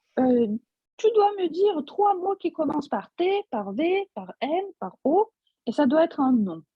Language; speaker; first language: French; non-native, fluent; Russian